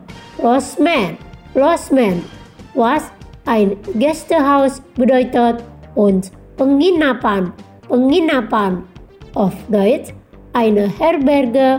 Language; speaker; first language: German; non-native, fluent; Indonesian